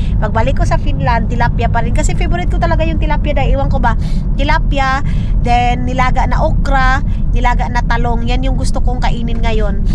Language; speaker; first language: Filipino; non-native, local second language; Cebuano